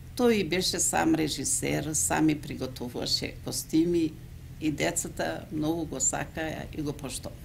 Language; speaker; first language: Macedonian; native; Macedonian